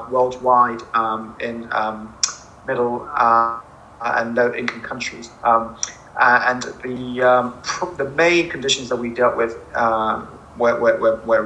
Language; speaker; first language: English; non-native, local second language; Akan